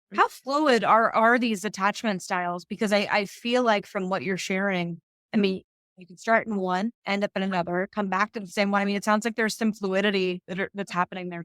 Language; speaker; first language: English; native; English